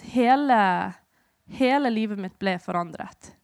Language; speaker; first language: Norwegian; non-native, fluent; English